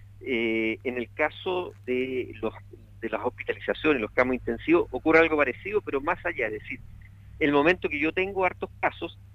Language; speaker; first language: Spanish; native; Spanish